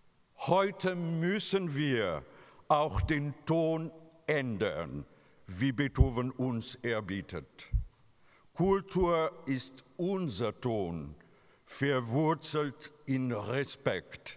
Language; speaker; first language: German; non-native, fluent; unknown